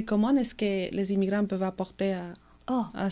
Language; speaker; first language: French; non-native, fluent; Spanish